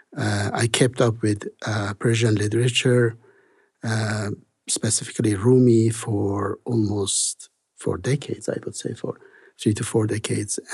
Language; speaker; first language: English; non-native, fluent; Persian